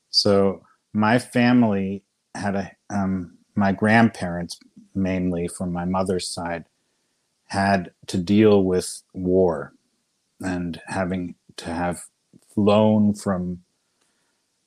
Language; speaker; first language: English; native; English